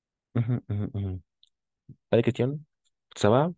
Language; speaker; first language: French; non-native, fluent; Spanish